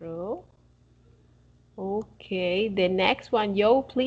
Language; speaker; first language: English; non-native, fluent; Spanish